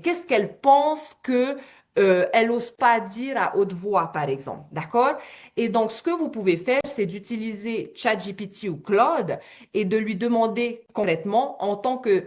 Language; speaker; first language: French; native; French